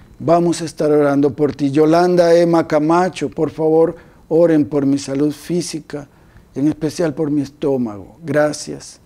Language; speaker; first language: Spanish; native; Spanish